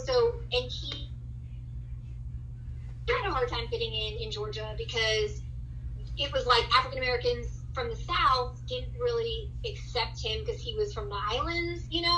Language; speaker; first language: English; early bilingual, other home language; Spanish